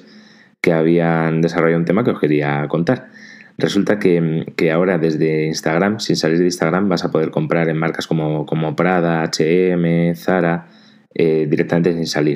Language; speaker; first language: Spanish; native; Spanish